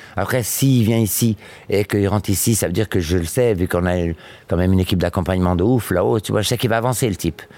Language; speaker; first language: French; native; French